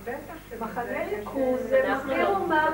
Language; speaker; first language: Hebrew; non-native, fluent; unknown